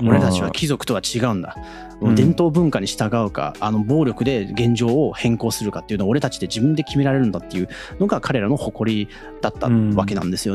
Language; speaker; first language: Japanese; native; Japanese